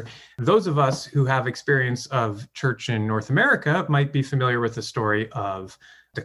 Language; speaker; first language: English; native; English